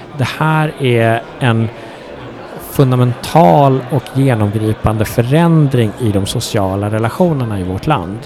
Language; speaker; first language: Swedish; early bilingual, other home language; Persian